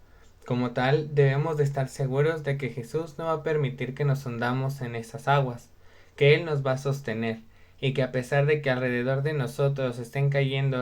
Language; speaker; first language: Spanish; native; Spanish